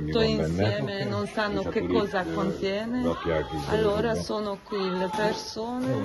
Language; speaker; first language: Italian; non-native, learner; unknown